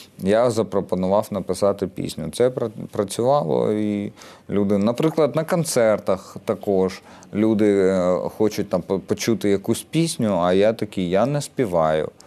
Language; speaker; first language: Ukrainian; non-native, local second language; Russian